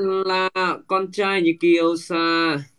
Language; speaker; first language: Vietnamese; native; Vietnamese